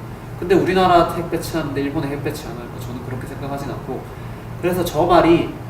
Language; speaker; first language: Korean; native; Korean